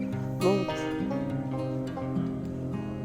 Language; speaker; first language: Russian; non-native, learner; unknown